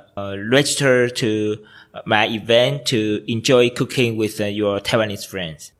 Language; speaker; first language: English; non-native, learner; Chinese